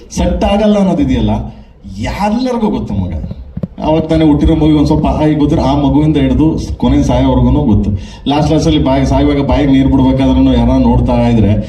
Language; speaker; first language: Kannada; native; Kannada